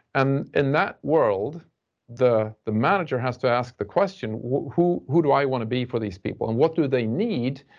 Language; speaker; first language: English; non-native, fluent; Swedish